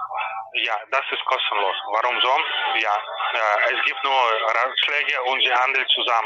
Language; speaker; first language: German; non-native, learner; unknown